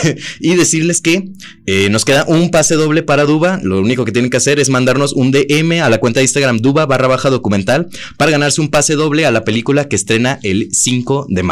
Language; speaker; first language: Spanish; native; Spanish